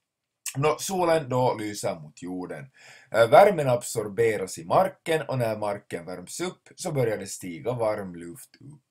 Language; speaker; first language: Swedish; native; Swedish